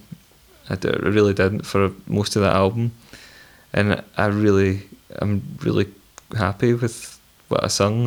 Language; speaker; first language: English; native; English